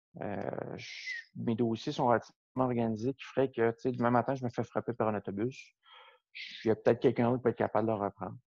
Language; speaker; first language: French; native; French